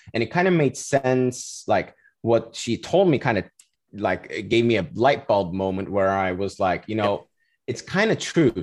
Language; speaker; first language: English; non-native, fluent; Turkish